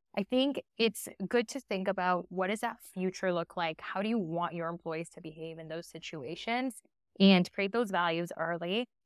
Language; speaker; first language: English; early bilingual, other home language; Spanish